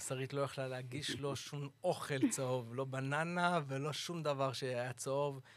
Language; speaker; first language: Hebrew; early bilingual, other home language; English